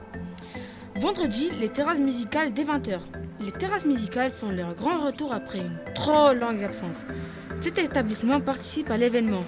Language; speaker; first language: French; native; French